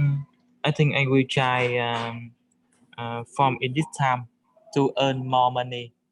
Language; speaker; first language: English; non-native, learner; Vietnamese